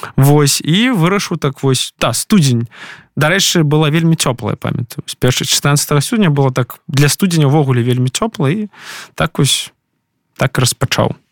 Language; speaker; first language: Belarusian; non-native, local second language; Russian